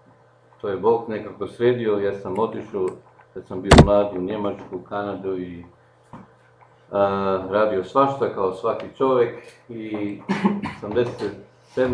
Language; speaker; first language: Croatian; non-native, local second language; Slovenian